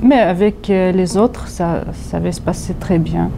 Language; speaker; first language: French; non-native, fluent; Russian